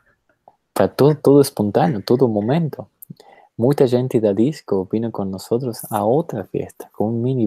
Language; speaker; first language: Portuguese; non-native, fluent; Spanish